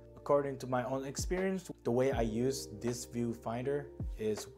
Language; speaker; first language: English; non-native, fluent; Thai